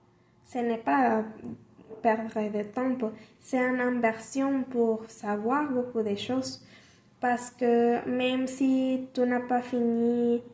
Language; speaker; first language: French; non-native, learner; Spanish